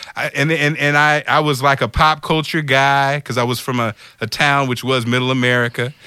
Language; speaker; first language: English; native; English